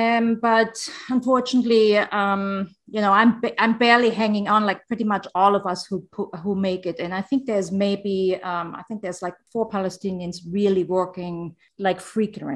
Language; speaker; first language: English; non-native, fluent; German